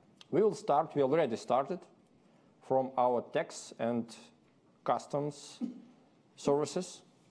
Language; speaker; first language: English; non-native, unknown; Ukrainian